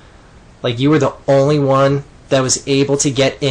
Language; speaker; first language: English; native; English